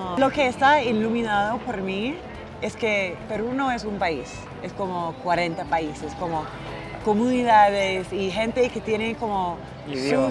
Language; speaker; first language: Spanish; non-native, fluent; English